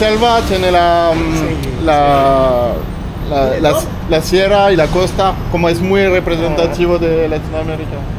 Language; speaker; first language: Spanish; non-native, fluent; French